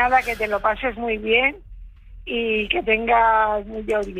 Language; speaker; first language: Spanish; native; Spanish